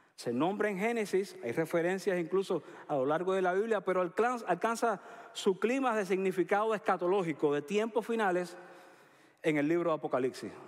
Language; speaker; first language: Spanish; native; Spanish